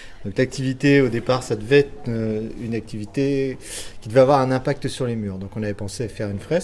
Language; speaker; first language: French; native; French